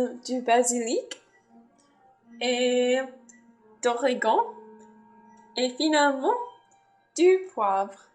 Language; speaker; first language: French; non-native, learner; English